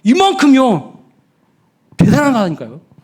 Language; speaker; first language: Korean; native; Korean